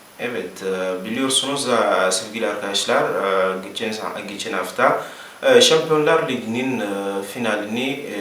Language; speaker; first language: Turkish; non-native, learner; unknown